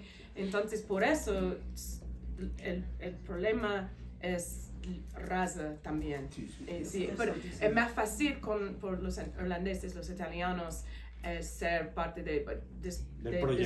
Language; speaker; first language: Spanish; non-native, fluent; English